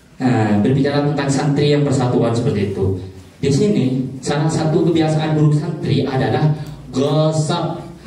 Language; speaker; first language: Indonesian; native; Indonesian